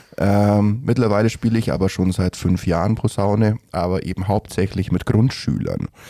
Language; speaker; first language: German; native; German